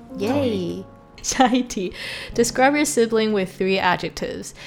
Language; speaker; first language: English; early bilingual, other home language; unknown